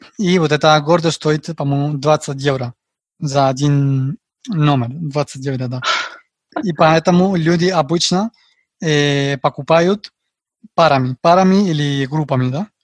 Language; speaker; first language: Russian; non-native, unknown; Spanish